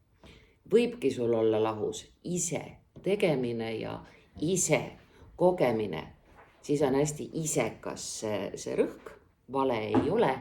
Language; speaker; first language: Estonian; native; Estonian